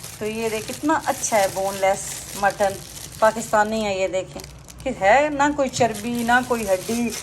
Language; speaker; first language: Urdu; native; Urdu